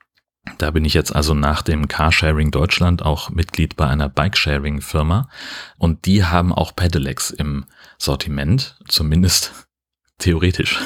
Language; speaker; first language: German; native; German